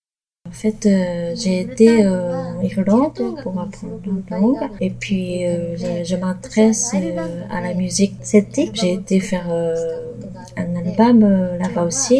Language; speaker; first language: French; non-native, fluent; Japanese